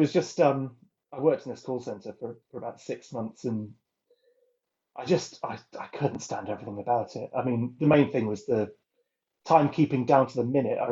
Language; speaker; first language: English; native; English